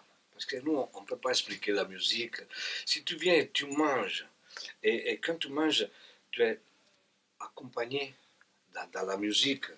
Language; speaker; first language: French; non-native, fluent; Italian